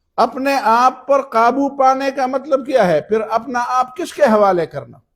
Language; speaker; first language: Urdu; non-native, local second language; Pashto